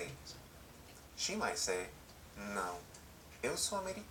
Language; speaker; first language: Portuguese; non-native, learner; English